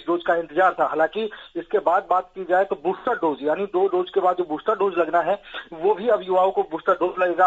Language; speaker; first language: Hindi; native; Hindi